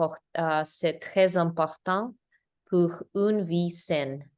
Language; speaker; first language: French; non-native, learner; English